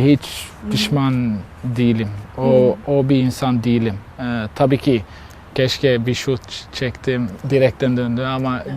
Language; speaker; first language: Turkish; non-native, learner; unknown